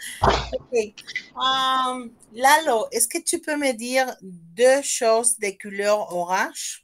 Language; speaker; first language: French; non-native, fluent; Spanish